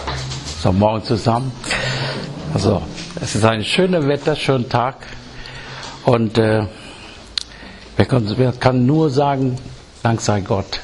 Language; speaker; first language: German; non-native, learner; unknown